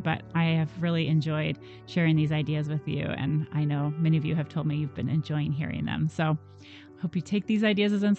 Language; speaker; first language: English; native; English